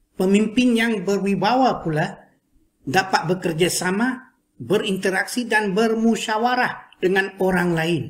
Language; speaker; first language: Malay; non-native, local second language; Chinese